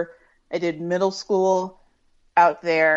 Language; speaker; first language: English; native; English